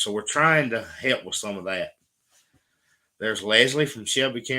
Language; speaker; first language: English; native; English